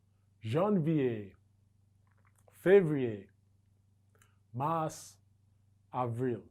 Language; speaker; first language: French; non-native, fluent; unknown